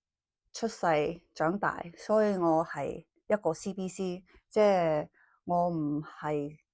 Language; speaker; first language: Cantonese; early bilingual, heritage; English